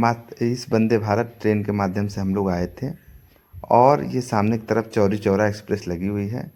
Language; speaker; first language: Hindi; native; Hindi